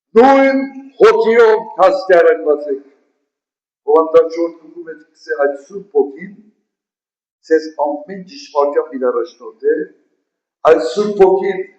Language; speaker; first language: Armenian; native; Armenian